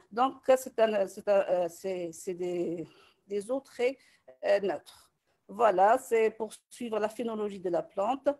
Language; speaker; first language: French; non-native, local second language; Arabic